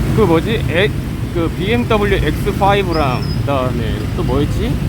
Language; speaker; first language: Korean; native; Korean